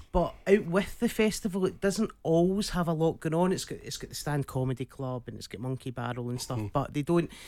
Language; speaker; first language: English; native; English